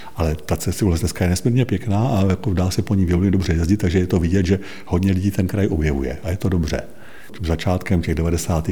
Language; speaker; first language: Czech; native; Czech